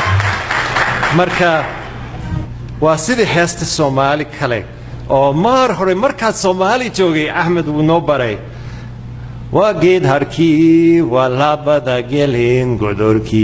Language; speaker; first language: Somali; non-native, fluent; English